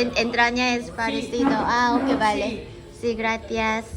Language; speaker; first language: Spanish; non-native, learner; Korean